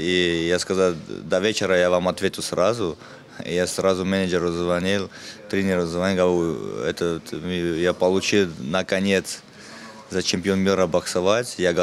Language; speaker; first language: Russian; non-native, fluent; Armenian